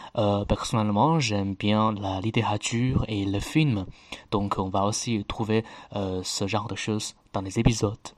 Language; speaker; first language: French; non-native, fluent; Chinese